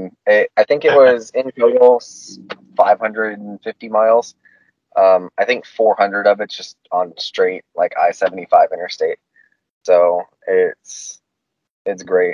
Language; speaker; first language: English; native; English